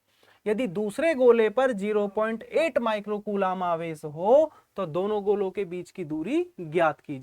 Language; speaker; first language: Hindi; native; Hindi